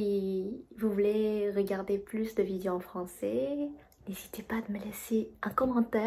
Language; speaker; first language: French; non-native, fluent; Vietnamese